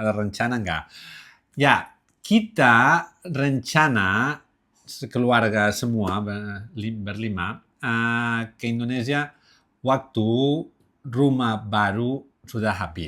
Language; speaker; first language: Indonesian; non-native, learner; Catalan